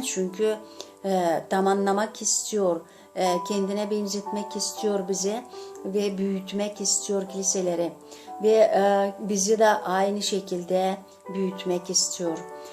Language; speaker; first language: Turkish; non-native, fluent; Gagauz